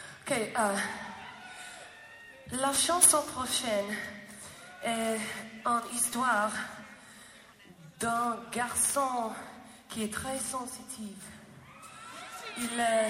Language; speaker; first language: French; non-native, learner; English